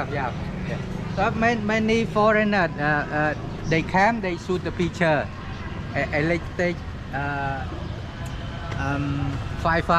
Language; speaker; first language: English; non-native, learner; Khmer